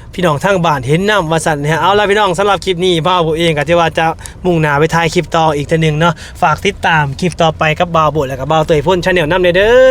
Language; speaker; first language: Thai; native; Thai